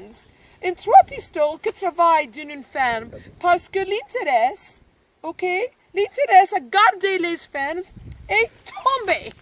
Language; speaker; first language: French; non-native, learner; English